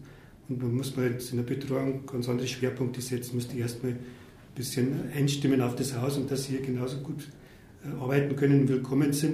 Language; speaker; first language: German; native; German